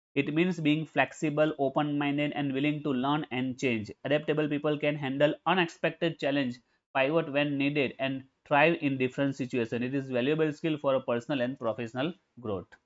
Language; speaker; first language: English; non-native, local second language; Gujarati